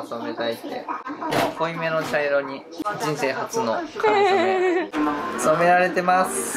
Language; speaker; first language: Japanese; native; Japanese